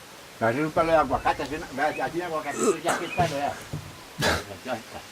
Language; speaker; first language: Spanish; native; Spanish